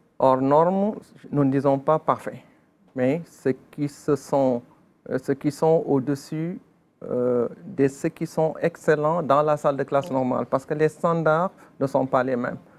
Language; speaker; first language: French; non-native, local second language; Wolof